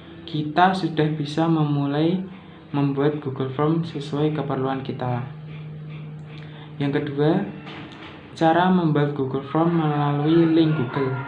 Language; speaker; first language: Indonesian; native; Indonesian